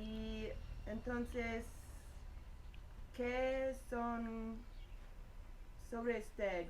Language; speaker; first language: Spanish; non-native, learner; English